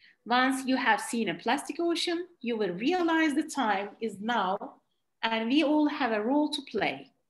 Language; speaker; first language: English; non-native, fluent; Turkish